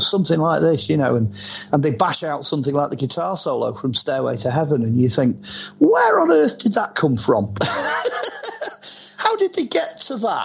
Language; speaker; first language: English; native; English